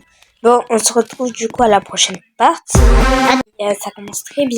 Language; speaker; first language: French; native; French